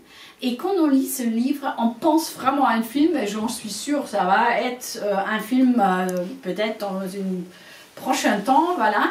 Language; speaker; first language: French; non-native, fluent; German